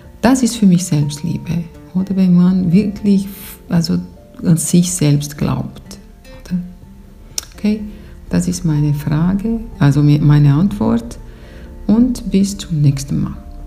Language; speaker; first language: German; non-native, fluent; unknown